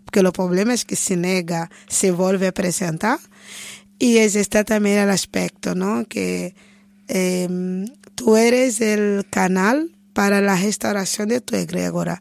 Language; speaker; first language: Spanish; non-native, fluent; Portuguese